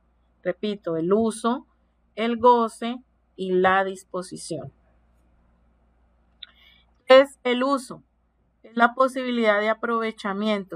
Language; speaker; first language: Spanish; native; Spanish